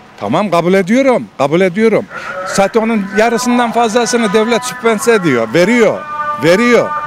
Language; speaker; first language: Turkish; native; Turkish